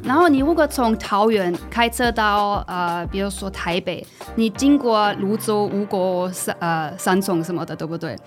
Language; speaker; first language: Chinese; non-native, fluent; German